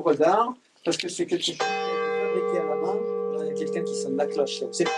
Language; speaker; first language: French; native; French